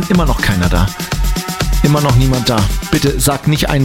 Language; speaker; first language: German; native; German